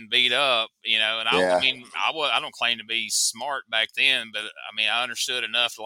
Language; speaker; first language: English; native; English